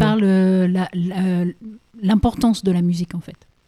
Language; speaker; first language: French; native; French